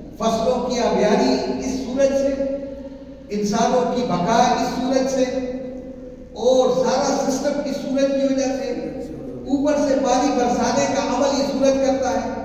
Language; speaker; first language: Urdu; native; Urdu